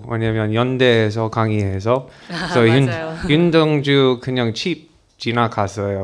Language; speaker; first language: Korean; non-native, learner; English